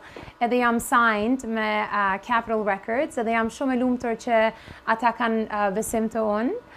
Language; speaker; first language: Albanian; early bilingual, heritage; Albanian